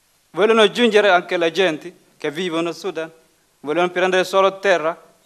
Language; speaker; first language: Italian; non-native, learner; Masai